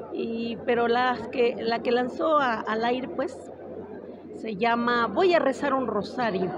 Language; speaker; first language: Spanish; native; Spanish